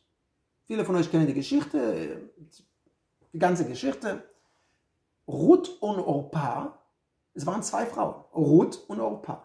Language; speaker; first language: German; non-native, fluent; Hebrew